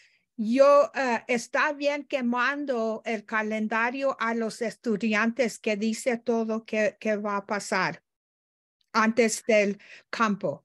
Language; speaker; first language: Spanish; non-native, learner; English